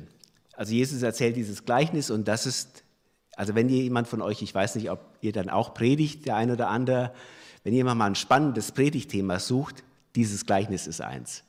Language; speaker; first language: German; native; German